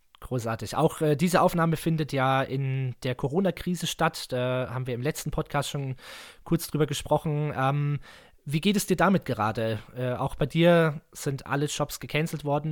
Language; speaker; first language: German; native; German